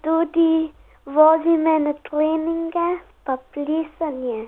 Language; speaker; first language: Slovenian; early bilingual, heritage; Slovenian